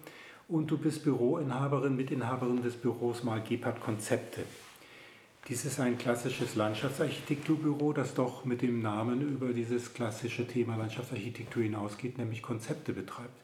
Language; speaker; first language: German; native; German